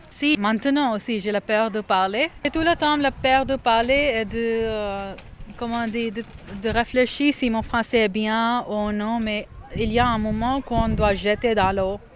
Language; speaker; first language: French; non-native, fluent; Urdu